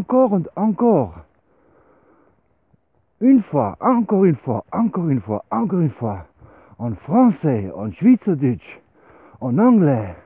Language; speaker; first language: French; non-native, learner; Swiss German